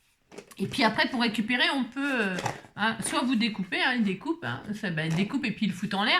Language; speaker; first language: French; native; French